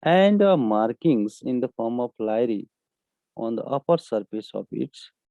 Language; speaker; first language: English; non-native, local second language; Nepali